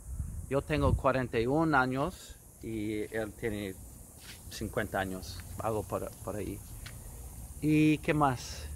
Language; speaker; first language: Spanish; non-native, fluent; English